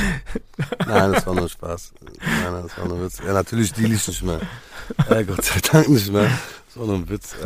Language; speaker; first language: German; native; German